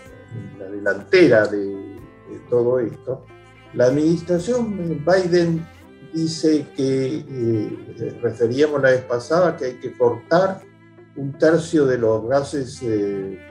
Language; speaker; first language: Spanish; native; Spanish